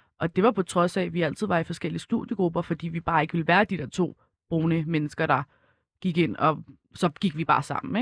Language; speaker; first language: Danish; early bilingual, other home language; Kurdish